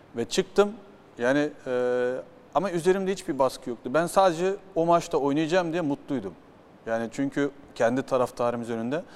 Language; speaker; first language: Turkish; early bilingual, heritage; Turkish